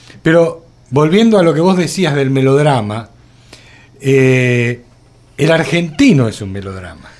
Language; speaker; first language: Spanish; native; Spanish